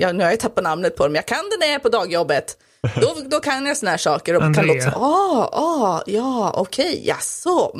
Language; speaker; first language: Swedish; native; Swedish